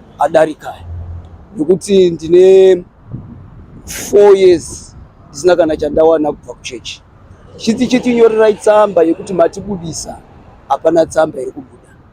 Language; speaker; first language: Shona; native; Shona